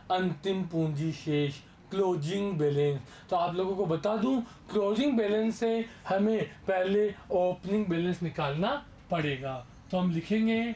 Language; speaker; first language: Hindi; native; Hindi